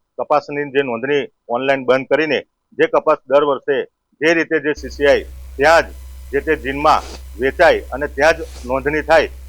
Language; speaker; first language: Gujarati; native; Gujarati